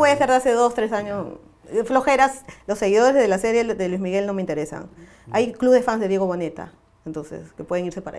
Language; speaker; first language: Spanish; native; Spanish